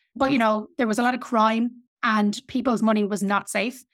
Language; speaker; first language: English; native; English